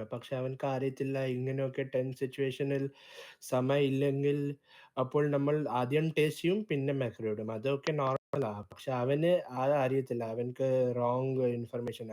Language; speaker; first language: Malayalam; early bilingual, heritage; Malayalam